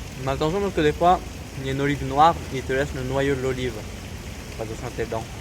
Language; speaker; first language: French; native; French